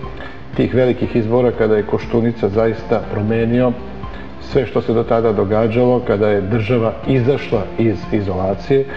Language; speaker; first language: Serbian; native; Serbian